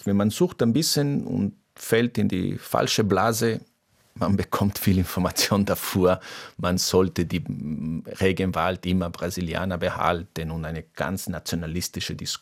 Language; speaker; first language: German; non-native, fluent; Portuguese